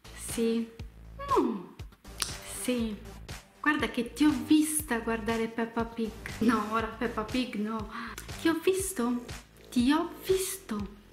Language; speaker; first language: Italian; native; Italian